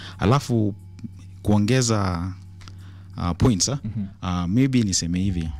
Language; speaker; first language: English; non-native, local second language; Luo (Kenya and Tanzania)